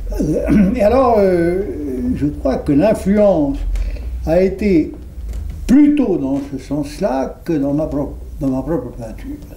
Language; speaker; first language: French; native; French